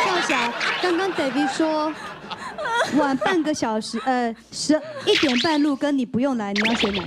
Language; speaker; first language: Chinese; native; Chinese